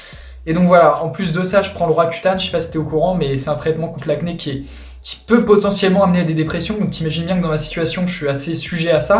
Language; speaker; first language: French; native; French